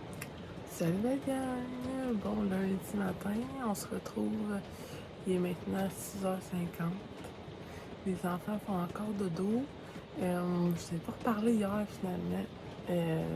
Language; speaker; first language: French; native; French